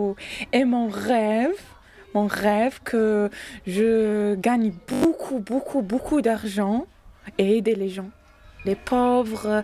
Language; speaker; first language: French; non-native, learner; Arabic